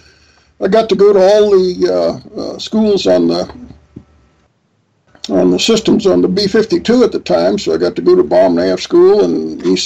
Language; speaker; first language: English; native; English